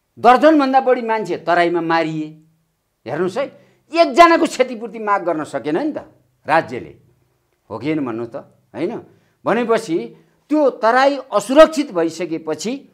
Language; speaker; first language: Nepali; native; Nepali